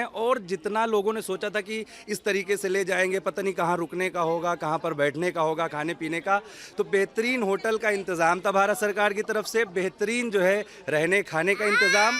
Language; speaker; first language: Hindi; native; Hindi